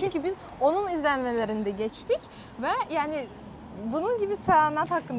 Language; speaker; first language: Turkish; non-native, fluent; Russian